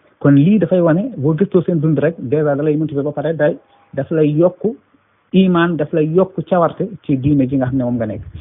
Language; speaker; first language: Wolof; non-native, local second language; Fula